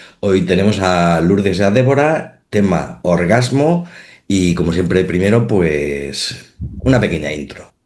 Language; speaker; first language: Spanish; native; Spanish